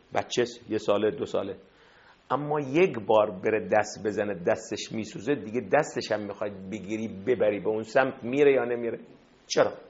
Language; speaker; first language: Persian; non-native, fluent; Arabic